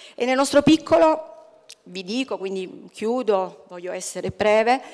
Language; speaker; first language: Italian; native; Italian